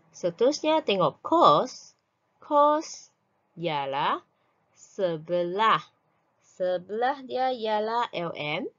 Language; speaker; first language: Malay; native; Malay